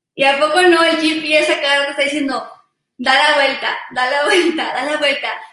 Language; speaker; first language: Spanish; early bilingual, heritage; Spanish